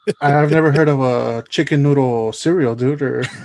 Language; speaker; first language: English; early bilingual, other home language; Spanish